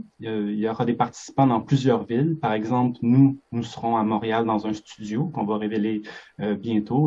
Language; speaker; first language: French; native; French